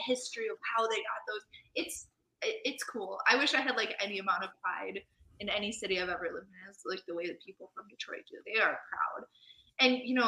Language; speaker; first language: English; native; English